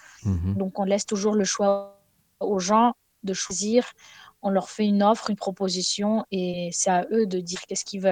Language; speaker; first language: French; non-native, fluent; Ukrainian